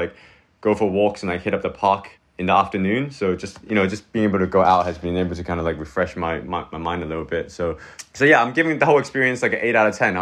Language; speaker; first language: English; native; English